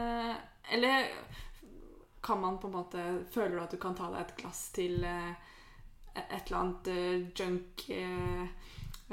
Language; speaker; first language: Norwegian; native; Norwegian